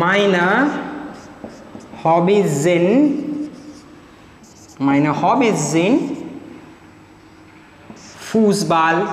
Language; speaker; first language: German; non-native, learner; Marathi